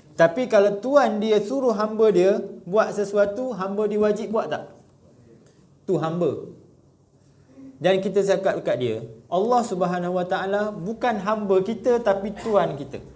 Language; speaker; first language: Malay; native; Malay